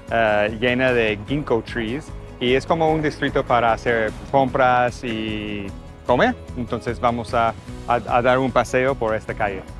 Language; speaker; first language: Spanish; non-native, fluent; English